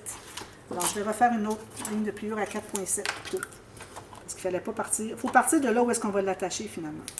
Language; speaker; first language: French; native; French